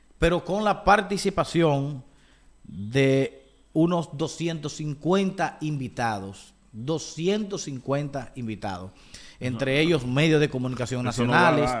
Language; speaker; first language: Spanish; native; Spanish